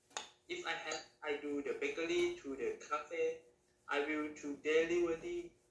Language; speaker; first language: English; non-native, learner; Thai